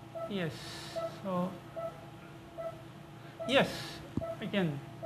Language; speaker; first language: English; non-native, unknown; Japanese